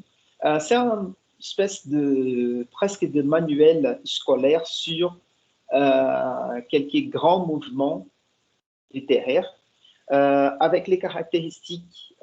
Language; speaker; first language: French; non-native, fluent; Portuguese